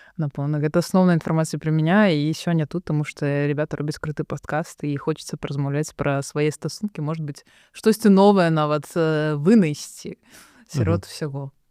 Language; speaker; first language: Belarusian; non-native, local second language; Russian